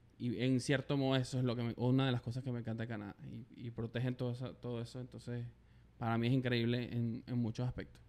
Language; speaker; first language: Spanish; native; Spanish